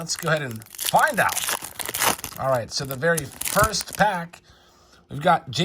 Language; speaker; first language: English; native; English